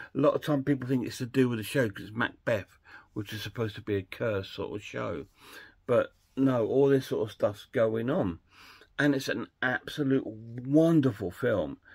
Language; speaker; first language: English; native; English